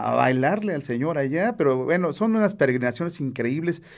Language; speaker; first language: Spanish; native; Spanish